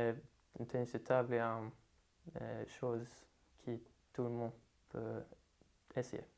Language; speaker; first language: French; non-native, learner; Swedish